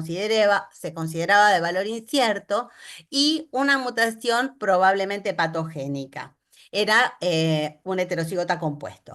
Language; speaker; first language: Spanish; native; Spanish